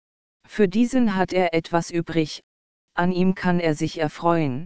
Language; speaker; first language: German; native; German